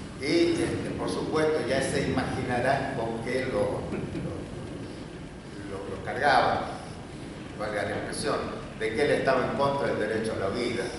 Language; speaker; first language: Spanish; native; Spanish